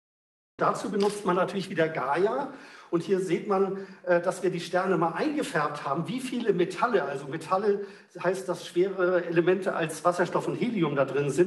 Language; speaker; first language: German; native; German